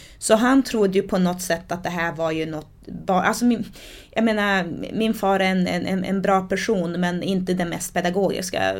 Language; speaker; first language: Swedish; early bilingual, other home language; Portuguese